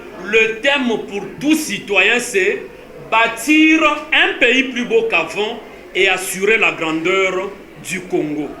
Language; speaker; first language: French; non-native, local second language; Lingala